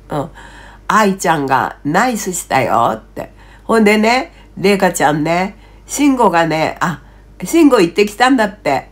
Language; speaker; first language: Japanese; native; Japanese